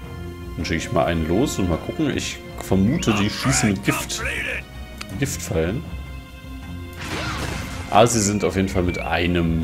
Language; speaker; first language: German; native; German